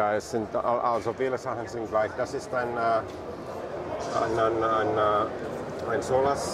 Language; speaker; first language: German; non-native, fluent; Finnish